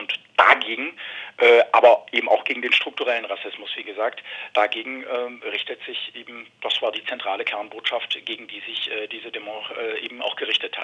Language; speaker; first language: German; native; German